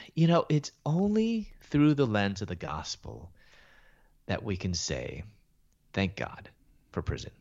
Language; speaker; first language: English; native; English